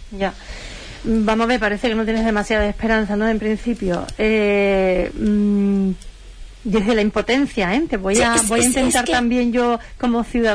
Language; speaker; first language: Spanish; native; Spanish